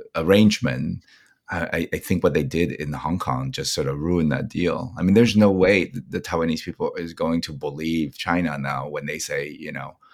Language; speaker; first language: English; non-native, fluent; Chinese